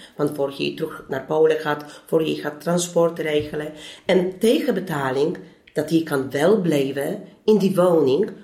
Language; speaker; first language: Dutch; non-native, fluent; Polish